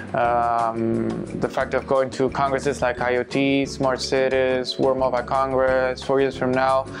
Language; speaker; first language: English; non-native, fluent; Spanish